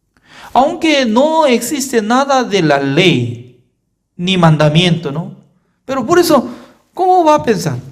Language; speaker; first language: Spanish; non-native, fluent; Korean